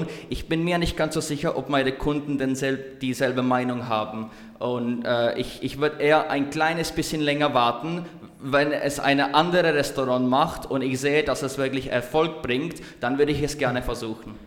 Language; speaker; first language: German; non-native, learner; Czech